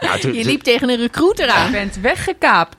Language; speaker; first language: Dutch; native; Dutch